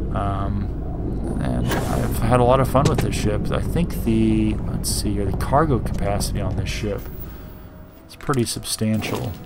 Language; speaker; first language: English; native; English